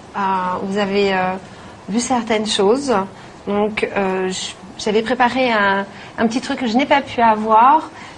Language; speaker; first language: French; native; French